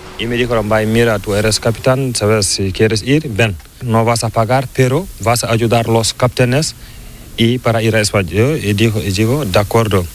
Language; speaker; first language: Spanish; non-native, learner; Fula